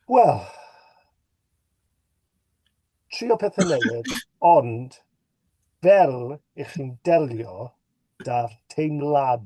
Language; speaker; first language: Welsh; native; Welsh